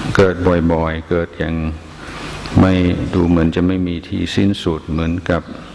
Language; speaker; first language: Thai; non-native, fluent; English